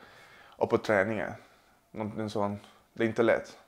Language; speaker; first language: Swedish; non-native, fluent; Spanish